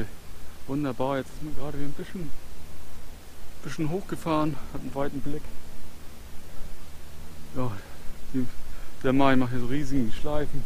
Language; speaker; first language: German; native; German